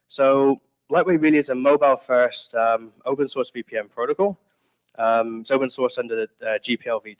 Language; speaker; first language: English; native; English